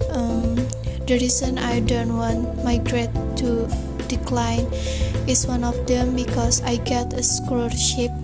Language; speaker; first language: English; non-native, learner; Indonesian